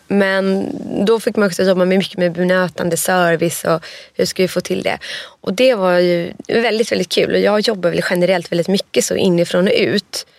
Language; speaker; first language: Swedish; native; Swedish